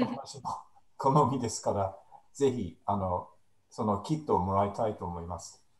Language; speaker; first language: Japanese; non-native, fluent; English